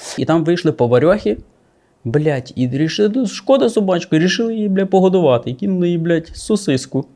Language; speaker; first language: Ukrainian; native; Ukrainian